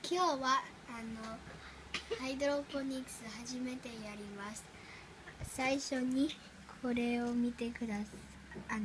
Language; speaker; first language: Japanese; non-native, learner; English